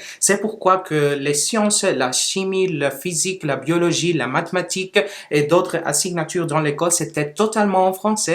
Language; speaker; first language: French; non-native, local second language; Spanish